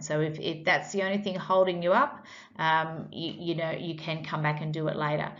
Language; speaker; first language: English; native; English